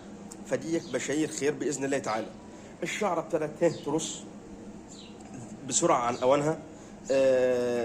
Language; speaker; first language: Arabic; native; Arabic